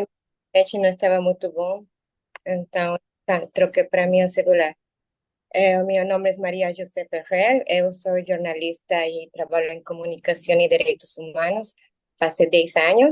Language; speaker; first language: Portuguese; non-native, learner; Spanish